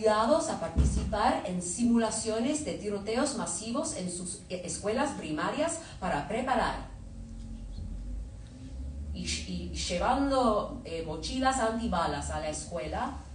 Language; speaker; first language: Spanish; non-native, fluent; English